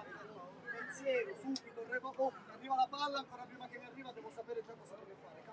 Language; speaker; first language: Italian; native; Italian